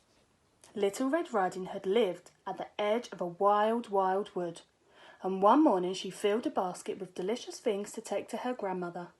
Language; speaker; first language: English; native; English